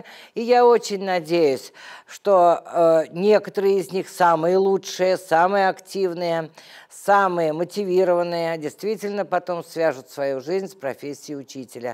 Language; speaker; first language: Russian; native; Russian